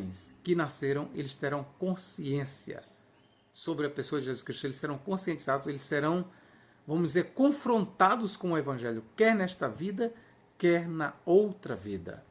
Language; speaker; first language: Portuguese; native; Portuguese